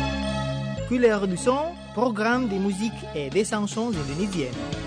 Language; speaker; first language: French; non-native, fluent; Indonesian